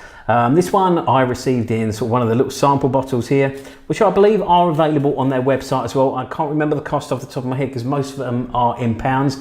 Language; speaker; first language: English; native; English